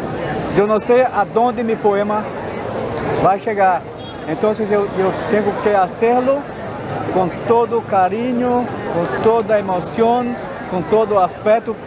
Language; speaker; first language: Spanish; non-native, fluent; Portuguese